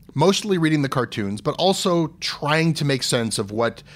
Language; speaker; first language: English; native; English